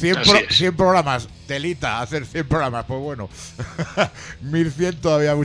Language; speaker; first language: Spanish; native; Spanish